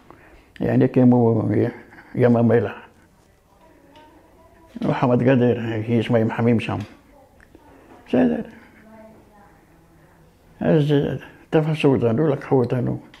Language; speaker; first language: Hebrew; early bilingual, other home language; Arabic